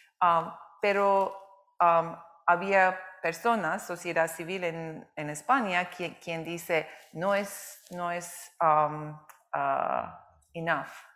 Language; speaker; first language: Spanish; non-native, learner; Turkish